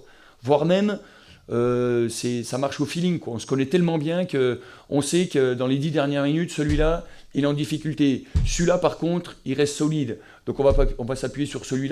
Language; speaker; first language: French; native; French